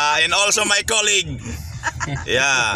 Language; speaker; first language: English; non-native, local second language; Filipino